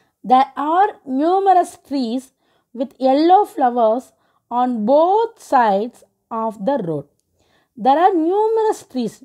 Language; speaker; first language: English; non-native, local second language; Tamil